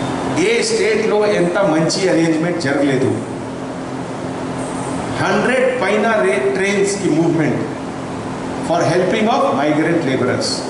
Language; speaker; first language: Telugu; non-native, fluent; Hindi